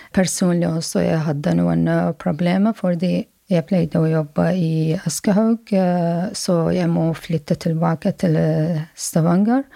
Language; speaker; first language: Norwegian; non-native, learner; Arabic